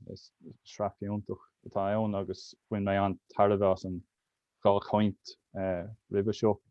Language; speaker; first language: Irish; native; Irish